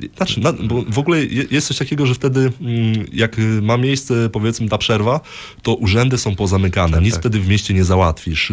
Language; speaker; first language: Polish; native; Polish